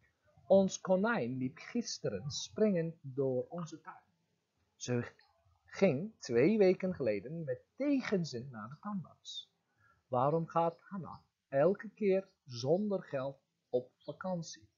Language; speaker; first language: Dutch; non-native, fluent; Turkish